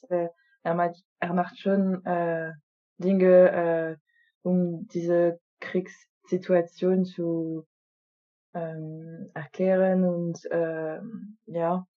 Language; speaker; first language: German; non-native, fluent; French